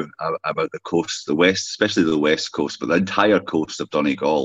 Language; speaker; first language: English; native; English